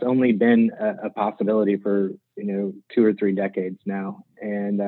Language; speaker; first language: English; native; English